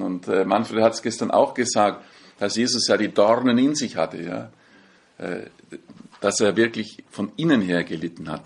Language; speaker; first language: German; native; German